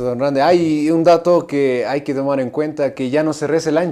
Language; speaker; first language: Spanish; native; Spanish